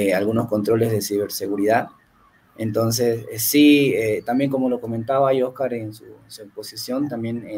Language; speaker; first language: Spanish; native; Spanish